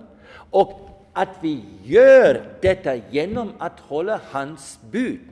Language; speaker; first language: Swedish; non-native, fluent; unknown